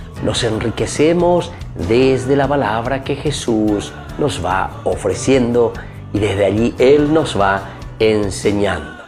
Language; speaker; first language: Spanish; native; Spanish